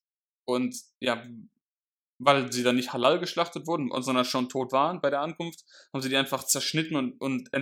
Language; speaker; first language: German; native; German